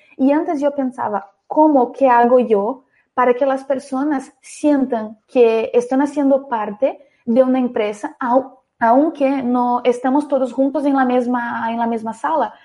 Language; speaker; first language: Spanish; non-native, fluent; Portuguese